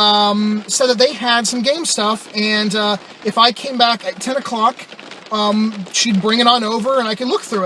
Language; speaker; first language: English; native; English